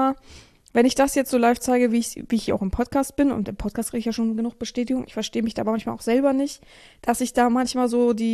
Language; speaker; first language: German; native; German